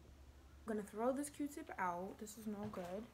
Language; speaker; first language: English; native; English